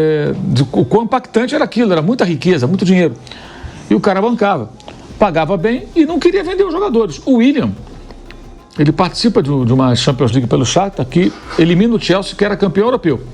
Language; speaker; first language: Portuguese; native; Portuguese